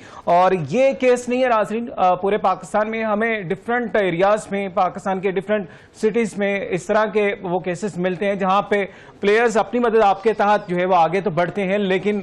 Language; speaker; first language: Urdu; native; Urdu